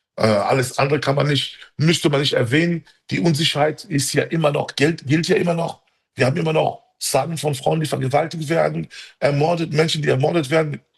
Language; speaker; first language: German; early bilingual, other home language; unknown